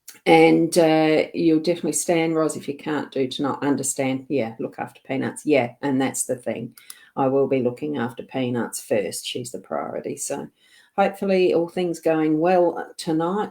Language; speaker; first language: English; native; English